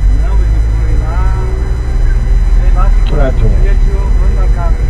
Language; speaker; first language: Portuguese; native; Portuguese